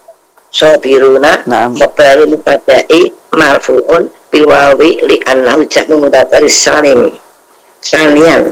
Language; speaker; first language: Arabic; non-native, learner; Indonesian